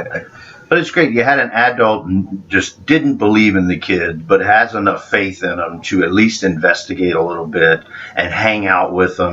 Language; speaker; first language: English; native; English